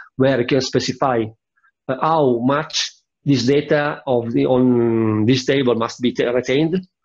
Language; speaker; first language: English; non-native, fluent; Italian